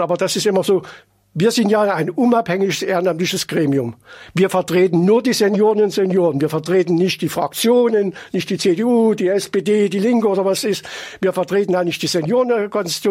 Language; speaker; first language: German; native; German